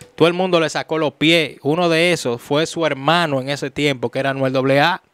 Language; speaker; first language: Spanish; native; Spanish